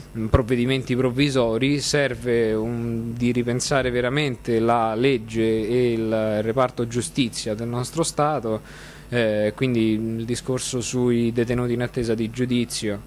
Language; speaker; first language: Italian; native; Italian